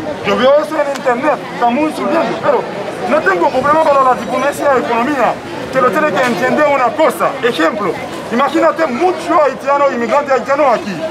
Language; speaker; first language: Spanish; non-native, learner; Haitian Creole